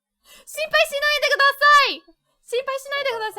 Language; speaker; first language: Japanese; non-native, learner; English